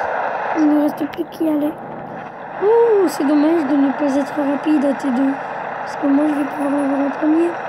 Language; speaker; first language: French; native; French